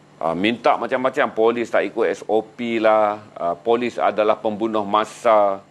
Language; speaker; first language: Malay; native; Malay